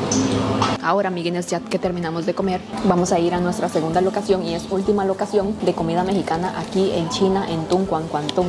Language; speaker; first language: Spanish; native; Spanish